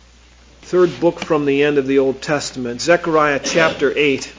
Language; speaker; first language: English; native; English